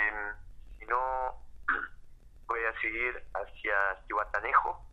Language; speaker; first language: Spanish; non-native, fluent; French